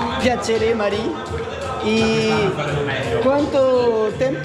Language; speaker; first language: Italian; non-native, learner; French